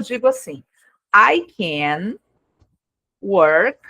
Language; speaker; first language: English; non-native, fluent; Portuguese